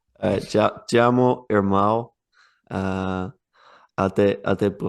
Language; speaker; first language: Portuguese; non-native, learner; English